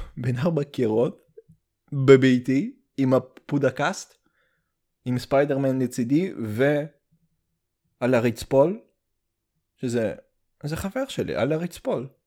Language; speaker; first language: Hebrew; early bilingual, heritage; Hebrew